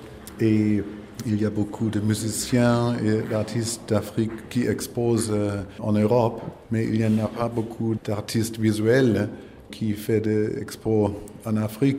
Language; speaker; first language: French; non-native, fluent; German